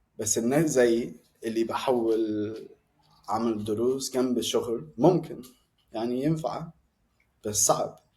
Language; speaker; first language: Egyptian Arabic; non-native, fluent; English